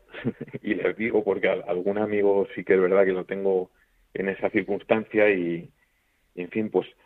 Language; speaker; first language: Spanish; native; Spanish